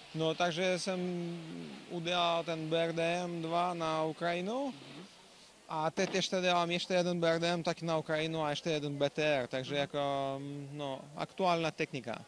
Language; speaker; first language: Czech; non-native, learner; Russian